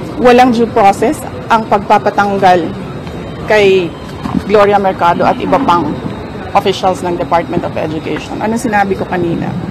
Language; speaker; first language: Filipino; non-native, local second language; Cebuano